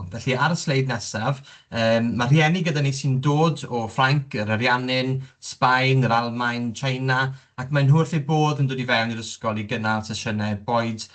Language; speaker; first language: Welsh; native; Welsh